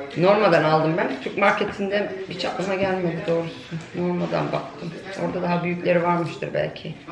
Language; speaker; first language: Turkish; early bilingual, heritage; Turkish